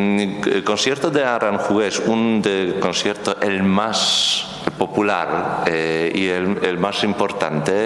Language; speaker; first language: Spanish; non-native, learner; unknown